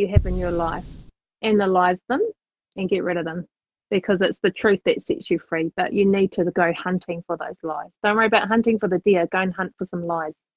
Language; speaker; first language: English; native; English